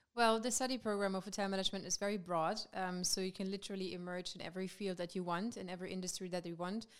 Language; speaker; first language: English; non-native, fluent; German